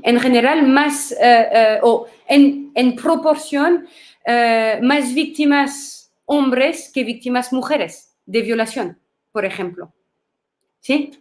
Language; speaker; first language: Spanish; non-native, fluent; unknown